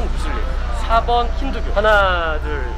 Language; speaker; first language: Korean; native; Korean